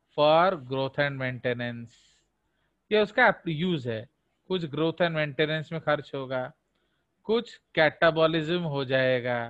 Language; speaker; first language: Hindi; non-native, local second language; Odia